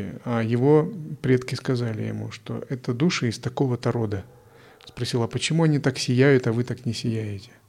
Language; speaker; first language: Russian; native; Russian